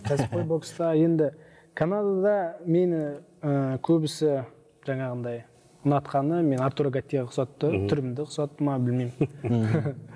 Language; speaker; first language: Kazakh; non-native, local second language; Uzbek